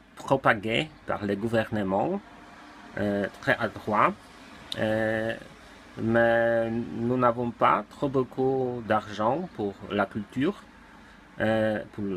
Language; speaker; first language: French; non-native, learner; Polish